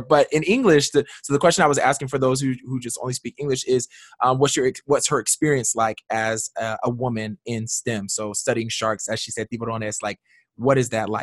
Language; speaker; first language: English; native; English